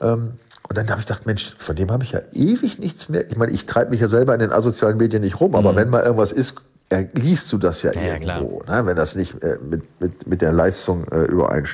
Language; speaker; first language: German; native; German